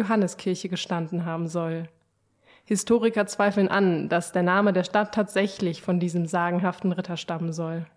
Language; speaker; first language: German; native; German